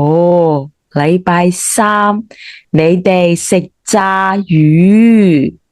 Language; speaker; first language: Cantonese; native; Cantonese